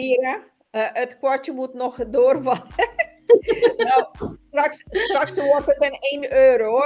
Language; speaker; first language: Dutch; non-native, local second language; Papiamento